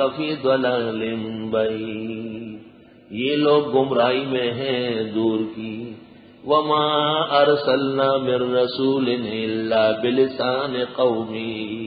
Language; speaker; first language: Urdu; non-native, local second language; Pashto